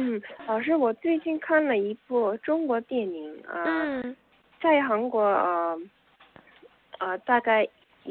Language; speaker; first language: Chinese; non-native, learner; Korean